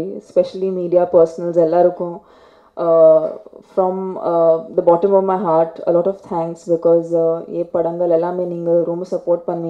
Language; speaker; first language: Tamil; non-native, fluent; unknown